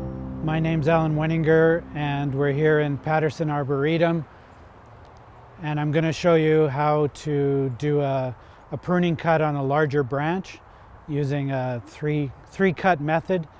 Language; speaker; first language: English; native; English